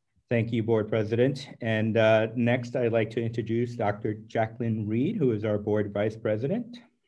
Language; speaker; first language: English; early bilingual, other home language; Spanish